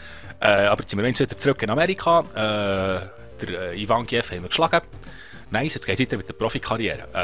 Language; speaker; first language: German; native; German